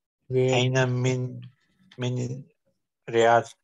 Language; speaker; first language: Arabic; non-native, learner; Urdu